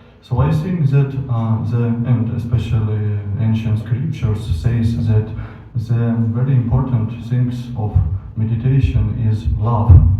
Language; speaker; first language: English; non-native, learner; Ukrainian